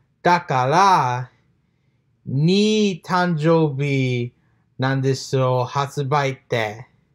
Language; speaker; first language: Japanese; non-native, learner; English